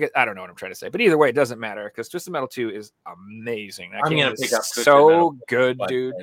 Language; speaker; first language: English; native; English